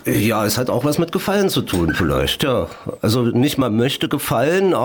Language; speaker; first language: German; native; German